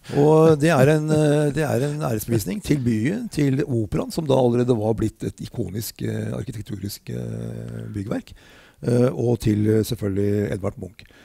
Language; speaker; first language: Norwegian; native; Norwegian